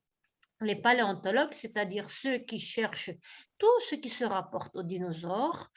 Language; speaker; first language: French; native; French